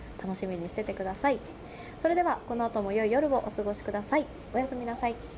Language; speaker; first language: Japanese; native; Japanese